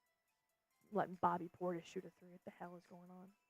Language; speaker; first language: English; native; English